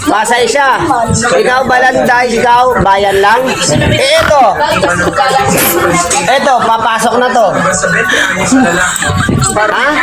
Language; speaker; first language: Filipino; non-native, local second language; Cebuano